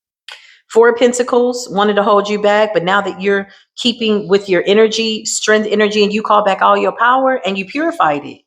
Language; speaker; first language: English; native; English